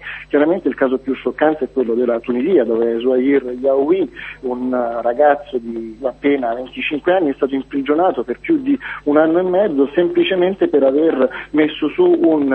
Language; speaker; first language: Italian; native; Italian